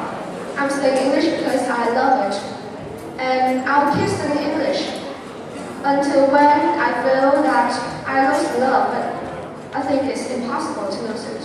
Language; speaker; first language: English; non-native, fluent; Vietnamese